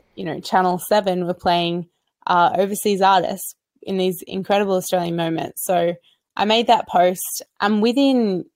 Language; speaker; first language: English; native; English